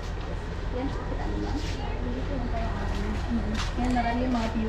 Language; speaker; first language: Filipino; native; Filipino